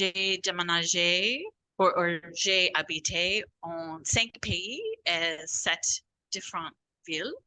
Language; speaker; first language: French; non-native, fluent; English